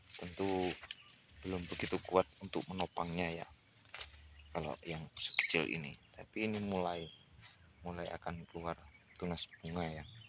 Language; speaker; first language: Indonesian; non-native, local second language; Javanese